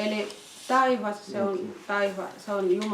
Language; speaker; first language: Finnish; non-native, fluent; Swahili